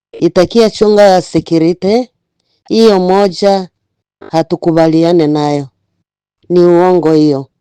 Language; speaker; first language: Swahili; native; Swahili